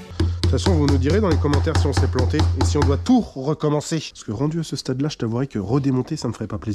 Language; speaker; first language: French; native; French